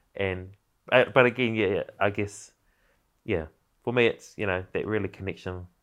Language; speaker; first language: English; native; English